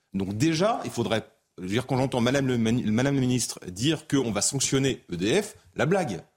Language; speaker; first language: French; native; French